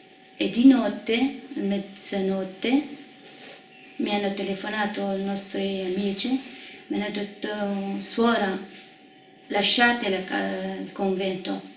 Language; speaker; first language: Italian; non-native, fluent; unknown